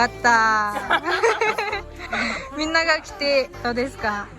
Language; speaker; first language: Japanese; non-native, fluent; Mongolian